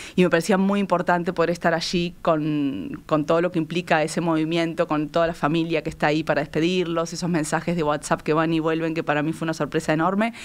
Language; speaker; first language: Spanish; native; Spanish